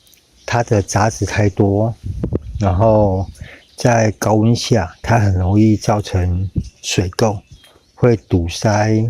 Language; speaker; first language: Chinese; native; Chinese